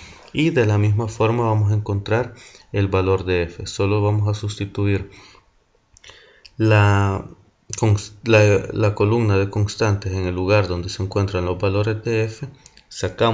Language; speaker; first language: Spanish; native; Spanish